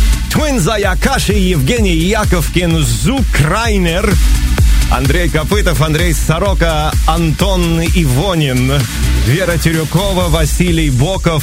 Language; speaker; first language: Russian; native; Russian